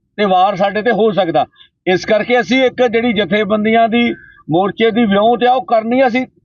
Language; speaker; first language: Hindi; non-native, local second language; Punjabi